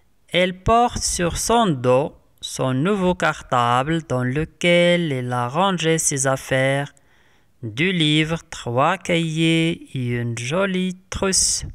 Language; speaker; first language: French; non-native, local second language; Arabic